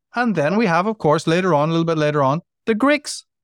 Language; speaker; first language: English; native; English